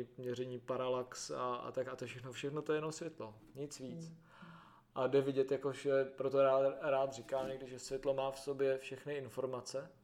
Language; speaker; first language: Czech; native; Czech